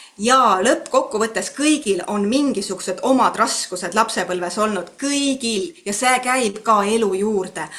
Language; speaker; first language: Estonian; native; Estonian